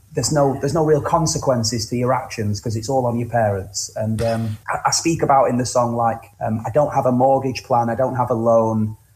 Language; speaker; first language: English; native; English